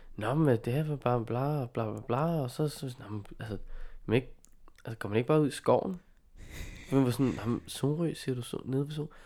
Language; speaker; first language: Danish; native; Danish